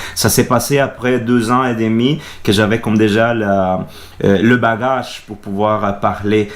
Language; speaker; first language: French; non-native, fluent; Spanish